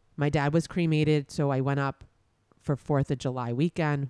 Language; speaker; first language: English; native; English